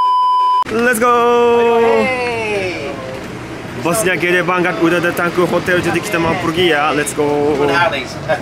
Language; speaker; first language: Indonesian; non-native, fluent; Japanese